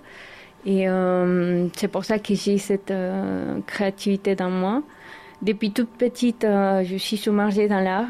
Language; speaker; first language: French; non-native, fluent; Spanish